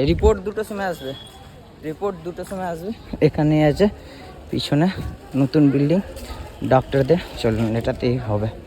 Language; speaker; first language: Bangla; non-native, learner; Hindi